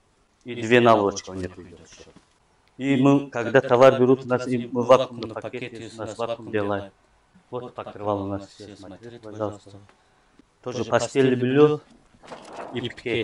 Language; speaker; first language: Russian; non-native, learner; Turkish